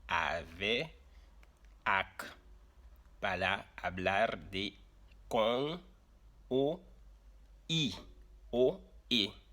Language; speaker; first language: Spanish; non-native, fluent; Haitian Creole